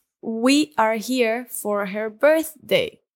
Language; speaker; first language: English; non-native, learner; Spanish